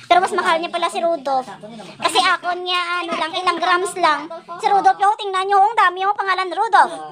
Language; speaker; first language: Filipino; non-native, local second language; Hiligaynon